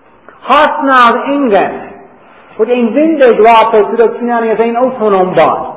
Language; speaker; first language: Hungarian; non-native, learner; English